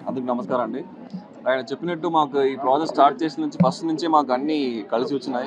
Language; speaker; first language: Telugu; native; Telugu